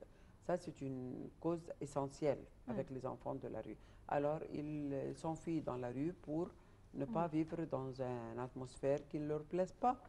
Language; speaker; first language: French; non-native, fluent; Arabic